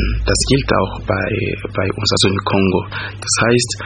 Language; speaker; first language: German; non-native, fluent; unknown